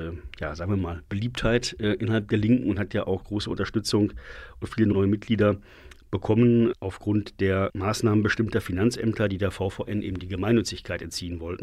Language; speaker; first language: German; native; German